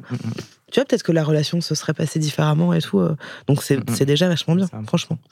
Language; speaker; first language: French; native; French